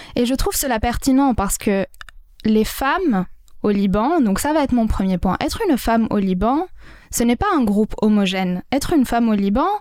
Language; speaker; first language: French; non-native, local second language; Arabic